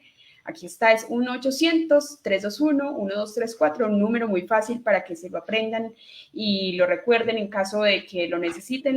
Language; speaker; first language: Spanish; native; Spanish